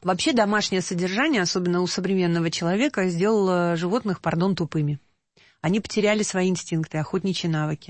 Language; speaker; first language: Russian; native; Russian